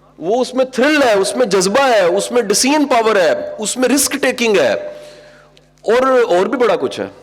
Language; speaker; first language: Urdu; non-native, local second language; Punjabi